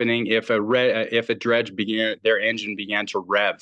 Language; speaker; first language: English; native; English